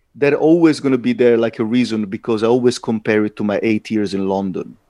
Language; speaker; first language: English; non-native, fluent; Italian